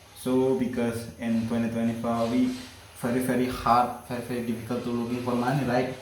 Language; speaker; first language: English; non-native, learner; Indonesian